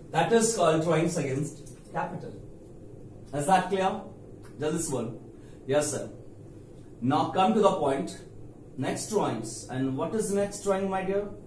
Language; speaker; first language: Hindi; native; Hindi